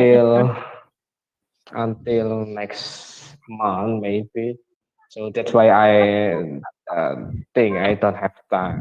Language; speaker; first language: English; non-native, learner; Indonesian